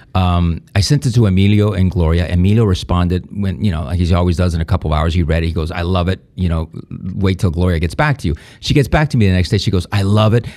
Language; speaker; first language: English; non-native, fluent; Spanish